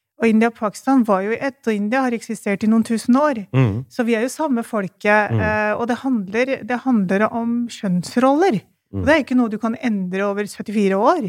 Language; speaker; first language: Norwegian; early bilingual, other home language; Urdu